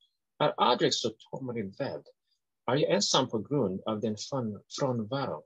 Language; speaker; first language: Swedish; non-native, learner; English